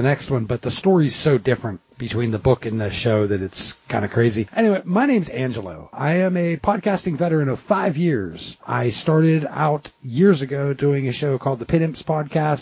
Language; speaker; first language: English; native; English